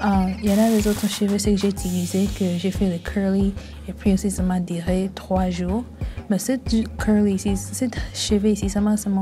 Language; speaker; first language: French; early bilingual, heritage; French